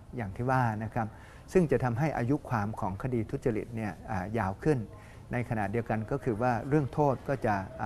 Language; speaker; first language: Thai; native; Thai